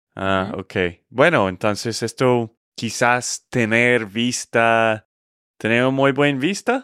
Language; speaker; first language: Spanish; non-native, fluent; English